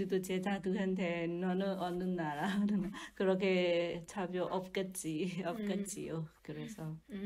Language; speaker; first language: Korean; non-native, learner; Burmese